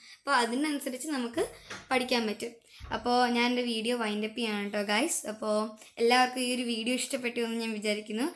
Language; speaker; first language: Malayalam; early bilingual, heritage; Malayalam